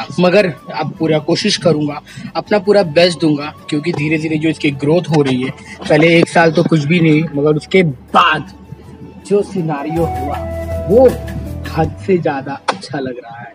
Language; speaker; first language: Hindi; native; Hindi